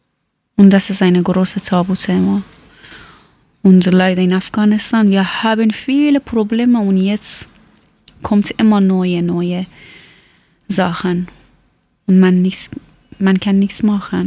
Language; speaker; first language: German; non-native, learner; Persian